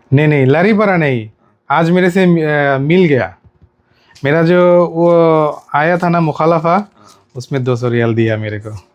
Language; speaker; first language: Hindi; non-native, learner; Bangla